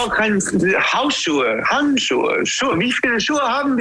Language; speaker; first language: German; non-native, learner; English